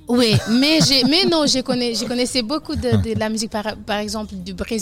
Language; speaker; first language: French; non-native, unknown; Kabuverdianu